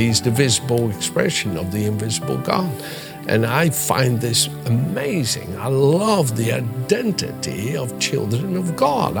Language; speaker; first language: English; non-native, fluent; Dutch